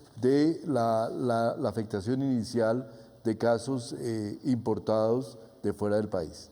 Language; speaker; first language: Spanish; native; Spanish